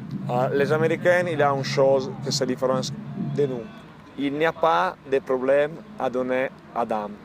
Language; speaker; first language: French; non-native, learner; Italian